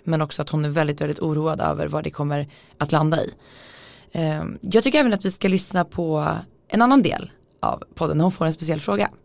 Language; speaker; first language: Swedish; native; Swedish